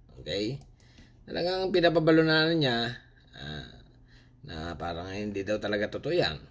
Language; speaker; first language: Filipino; non-native, local second language; Cebuano